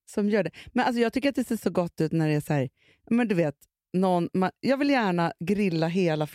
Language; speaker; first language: Swedish; native; Swedish